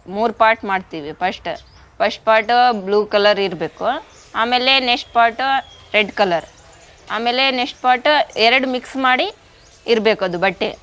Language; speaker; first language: Kannada; non-native, local second language; Lambadi